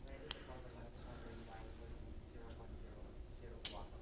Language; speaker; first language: English; native; English